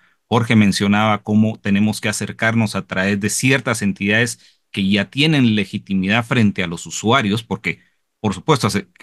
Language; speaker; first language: Spanish; native; Spanish